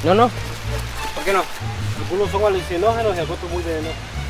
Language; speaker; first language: Spanish; native; Spanish